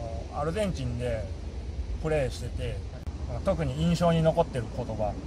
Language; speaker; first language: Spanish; non-native, fluent; Japanese